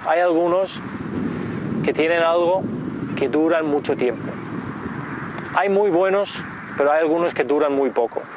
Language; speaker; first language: Spanish; non-native, fluent; Danish